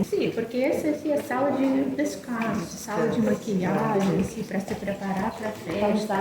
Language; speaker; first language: Portuguese; non-native, fluent; Russian